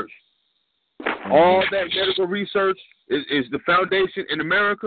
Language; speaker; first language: English; native; English